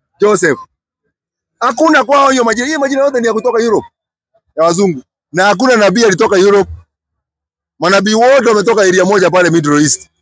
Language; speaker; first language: Swahili; non-native, local second language; Kikuyu